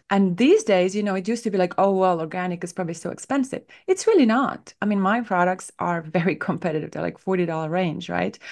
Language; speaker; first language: English; non-native, fluent; Estonian